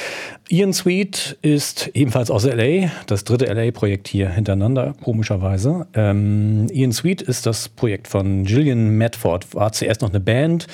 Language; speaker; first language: German; native; German